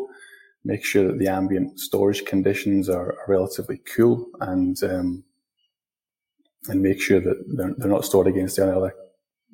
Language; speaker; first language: English; native; English